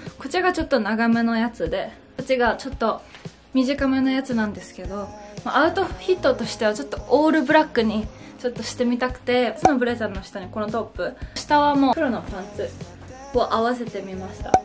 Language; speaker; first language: Japanese; native; Japanese